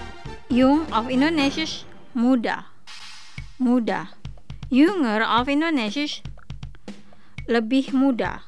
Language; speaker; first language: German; non-native, fluent; Indonesian